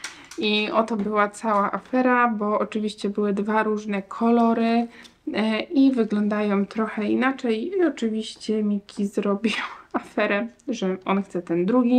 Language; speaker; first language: Polish; native; Polish